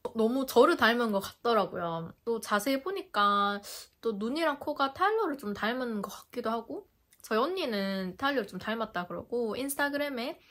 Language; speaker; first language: Korean; native; Korean